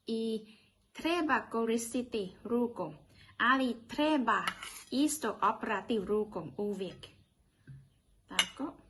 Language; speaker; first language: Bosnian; non-native, learner; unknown